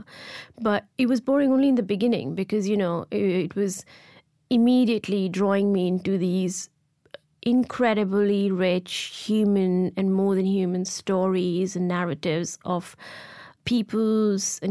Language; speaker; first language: English; non-native, local second language; Gujarati